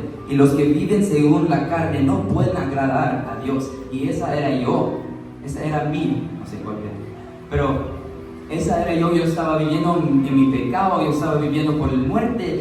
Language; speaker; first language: Spanish; early bilingual, heritage; Spanish